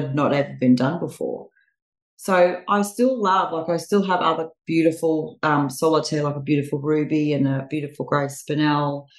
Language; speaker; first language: English; native; English